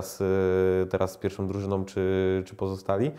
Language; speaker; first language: Polish; native; Polish